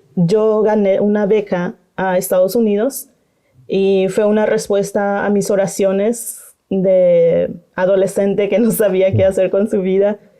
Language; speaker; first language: Spanish; non-native, local second language; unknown